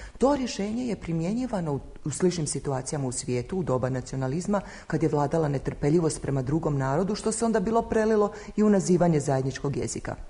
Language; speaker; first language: Croatian; native; Croatian